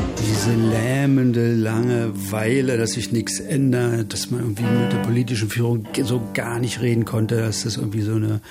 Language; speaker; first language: German; native; German